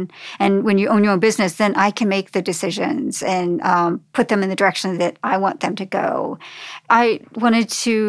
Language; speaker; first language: English; native; English